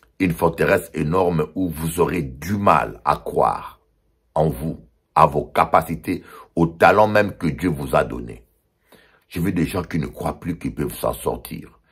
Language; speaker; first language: French; non-native, local second language; Lingala